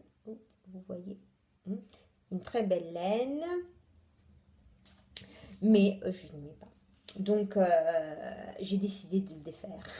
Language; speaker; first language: French; non-native, fluent; Italian